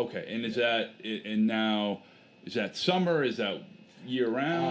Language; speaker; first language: English; native; English